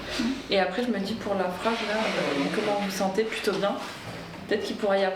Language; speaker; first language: French; native; French